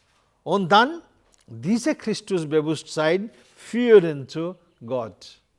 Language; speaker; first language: German; non-native, learner; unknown